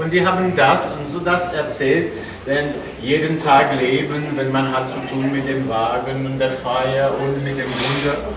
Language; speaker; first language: German; non-native, fluent; French